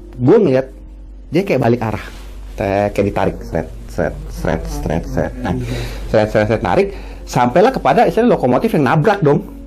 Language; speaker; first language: Indonesian; native; Indonesian